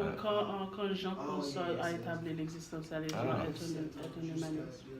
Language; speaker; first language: French; non-native, learner; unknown